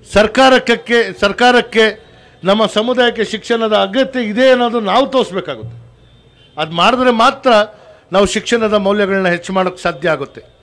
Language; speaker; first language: Kannada; non-native, local second language; Urdu